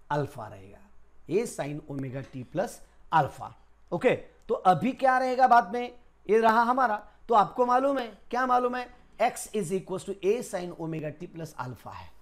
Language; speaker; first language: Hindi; non-native, local second language; Marathi